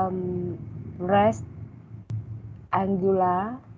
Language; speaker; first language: English; non-native, learner; Vietnamese